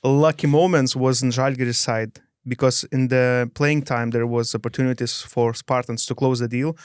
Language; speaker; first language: English; non-native, fluent; Lithuanian